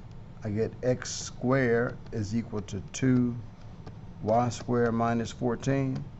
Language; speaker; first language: English; native; English